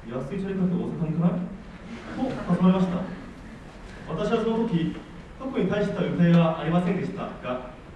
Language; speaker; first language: Japanese; non-native, fluent; Korean